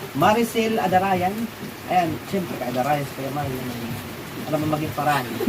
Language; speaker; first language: Filipino; non-native, local second language; Waray